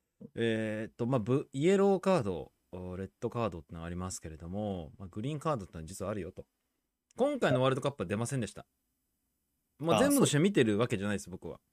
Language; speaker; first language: Japanese; native; Japanese